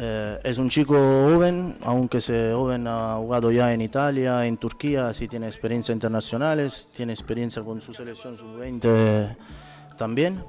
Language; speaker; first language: Spanish; non-native, fluent; Italian